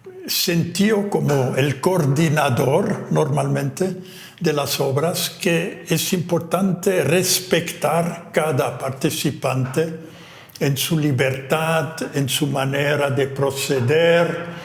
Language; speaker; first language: Spanish; non-native, fluent; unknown